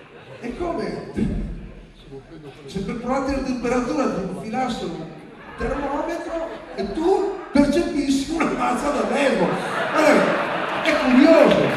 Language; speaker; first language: Italian; native; Italian